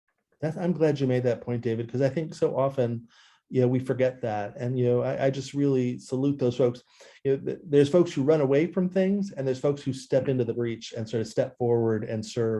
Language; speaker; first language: English; native; English